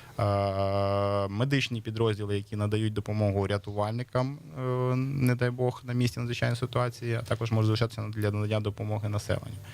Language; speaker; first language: Ukrainian; native; Ukrainian